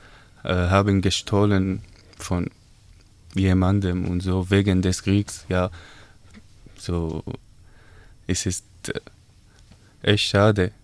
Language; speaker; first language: German; non-native, learner; Arabic